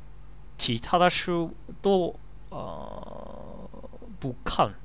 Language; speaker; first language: Chinese; non-native, learner; Japanese